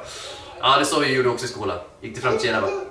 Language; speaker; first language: Swedish; native; Swedish